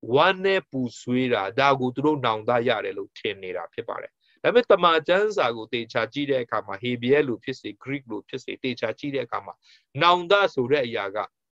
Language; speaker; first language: Burmese; non-native, local second language; Tedim Chin